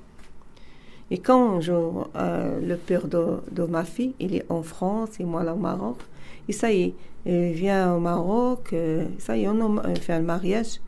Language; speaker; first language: French; non-native, learner; Arabic